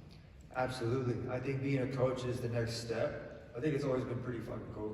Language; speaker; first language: English; native; English